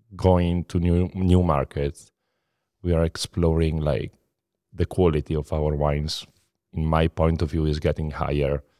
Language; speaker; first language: English; non-native, fluent; Italian